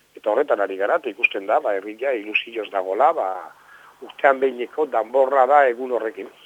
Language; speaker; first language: Basque; native; Basque